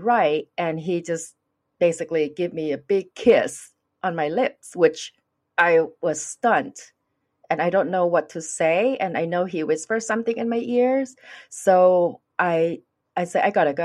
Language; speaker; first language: English; non-native, fluent; Thai